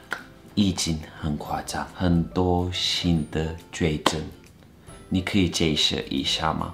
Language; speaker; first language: Chinese; non-native, fluent; Turkish